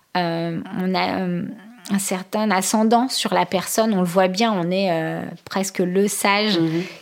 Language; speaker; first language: French; native; French